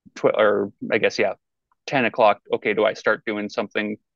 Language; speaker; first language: English; native; English